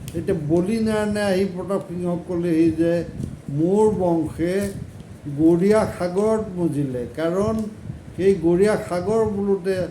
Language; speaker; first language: Assamese; native; Assamese